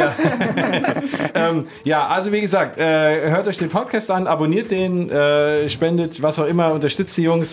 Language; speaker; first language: German; native; German